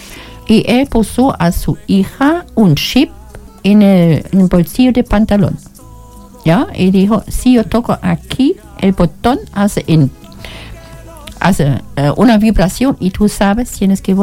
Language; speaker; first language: Spanish; non-native, learner; German